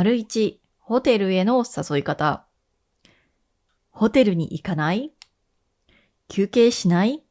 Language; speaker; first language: Japanese; native; Japanese